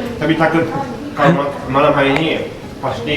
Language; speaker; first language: Indonesian; non-native, learner; Japanese